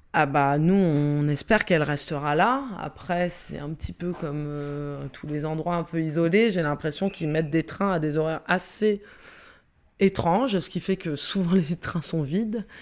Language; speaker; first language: French; native; French